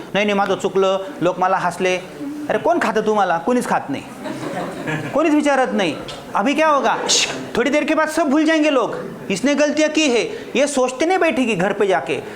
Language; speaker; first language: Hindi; non-native, local second language; Marathi